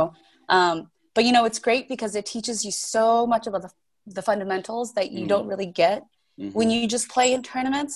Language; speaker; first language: English; native; English